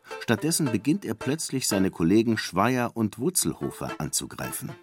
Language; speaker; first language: German; native; German